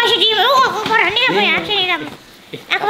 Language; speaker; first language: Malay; non-native, local second language; Javanese